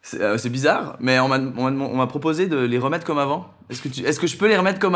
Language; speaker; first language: French; native; French